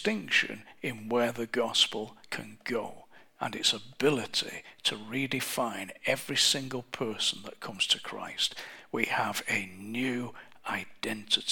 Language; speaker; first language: English; native; English